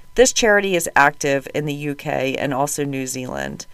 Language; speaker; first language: English; native; English